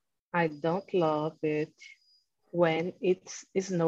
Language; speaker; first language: English; non-native, learner; Portuguese